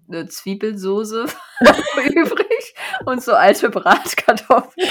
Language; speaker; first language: German; native; German